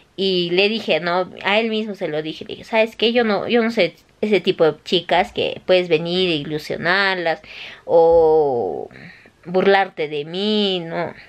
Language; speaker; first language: Spanish; native; Spanish